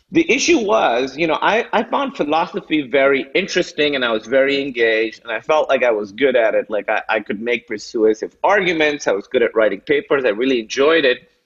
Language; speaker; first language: English; non-native, local second language; Urdu